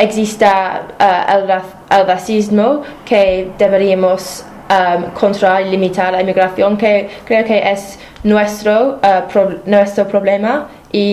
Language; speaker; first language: Spanish; non-native, fluent; English